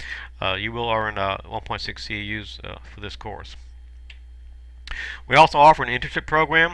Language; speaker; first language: English; native; English